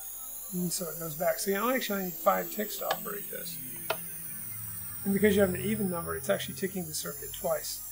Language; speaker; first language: English; native; English